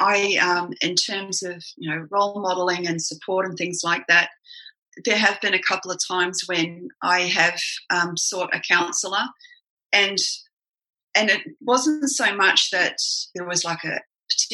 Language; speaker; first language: English; native; English